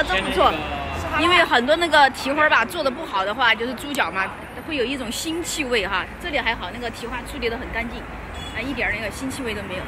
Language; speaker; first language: Chinese; native; Chinese